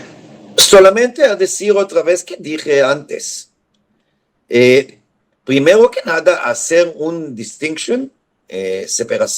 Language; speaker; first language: Spanish; non-native, fluent; Hebrew